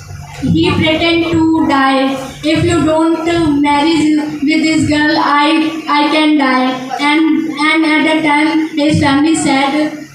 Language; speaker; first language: English; non-native, learner; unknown